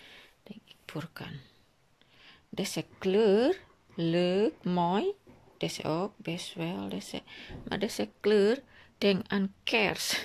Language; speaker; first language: Dutch; non-native, learner; Indonesian